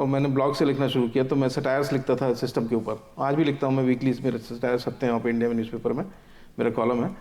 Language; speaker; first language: Hindi; native; Hindi